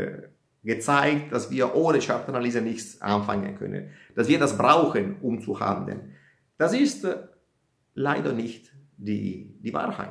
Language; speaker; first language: German; non-native, fluent; Italian